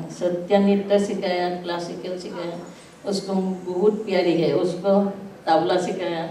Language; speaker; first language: Hindi; non-native, local second language; Assamese